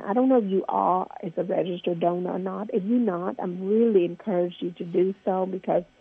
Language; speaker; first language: English; early bilingual, other home language; Vietnamese